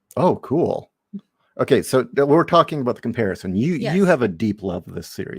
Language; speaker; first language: English; native; English